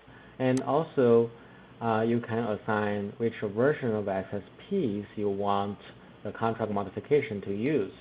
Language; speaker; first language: English; non-native, fluent; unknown